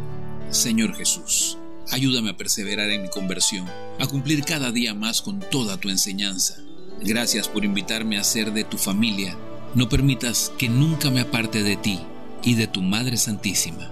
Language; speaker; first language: Spanish; native; Spanish